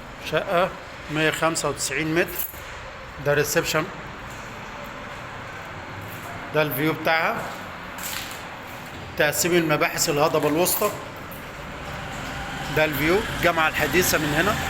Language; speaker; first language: Arabic; native; Arabic